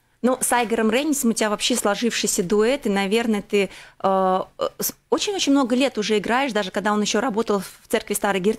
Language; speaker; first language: Russian; native; Russian